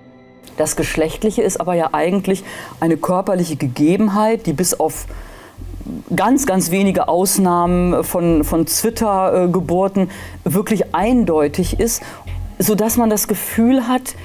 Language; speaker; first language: German; native; German